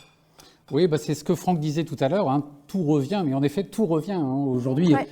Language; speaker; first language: French; native; French